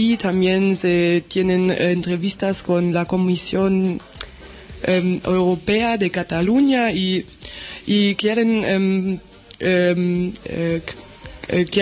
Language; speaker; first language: Spanish; non-native, learner; German